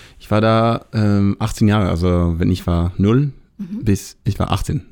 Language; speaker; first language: German; non-native, learner; Hebrew